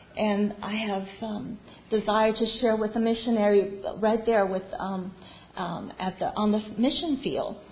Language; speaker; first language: English; non-native, fluent; Chinese